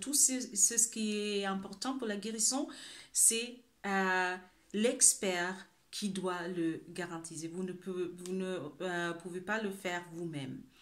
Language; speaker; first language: French; non-native, fluent; Spanish